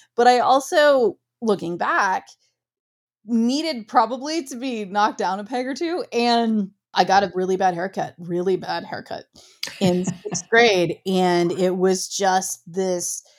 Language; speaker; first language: English; native; English